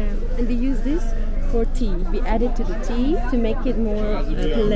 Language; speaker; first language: English; non-native, fluent; Persian